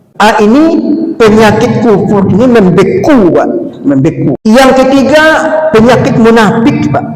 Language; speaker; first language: Malay; non-native, local second language; Minangkabau